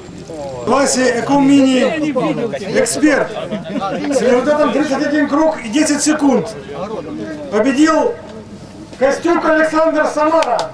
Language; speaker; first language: Russian; native; Russian